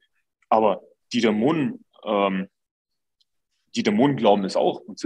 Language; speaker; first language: German; native; German